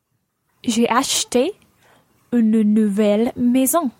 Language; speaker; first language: French; non-native, learner; English